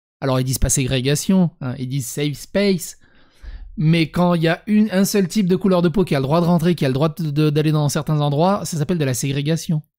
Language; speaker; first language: French; early bilingual, other home language; Serbian